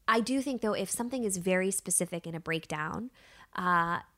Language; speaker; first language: English; native; English